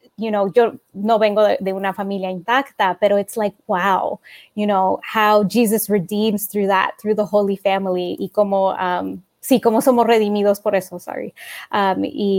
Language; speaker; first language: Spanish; early bilingual, heritage; Spanish